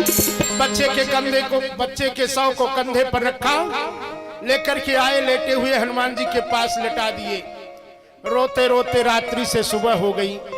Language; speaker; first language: Hindi; native; Hindi